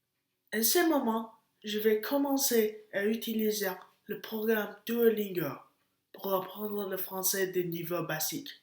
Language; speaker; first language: French; non-native, learner; English